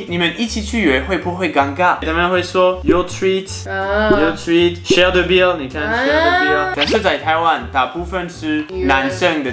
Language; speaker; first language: Chinese; non-native, fluent; French